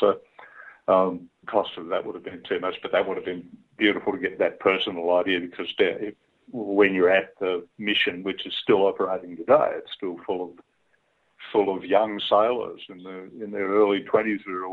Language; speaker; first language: English; native; English